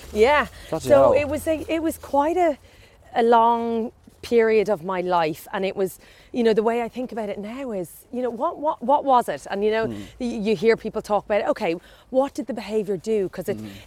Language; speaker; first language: English; native; English